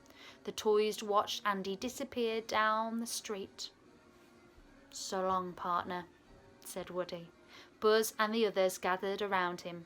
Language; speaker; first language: English; native; English